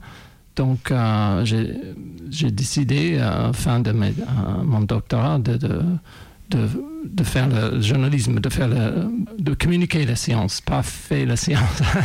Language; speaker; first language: French; non-native, fluent; English